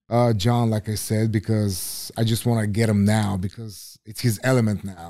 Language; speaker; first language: English; non-native, fluent; Bulgarian